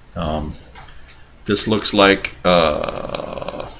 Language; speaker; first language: English; native; English